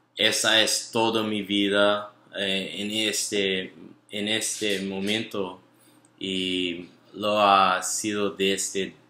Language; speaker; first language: Spanish; non-native, learner; English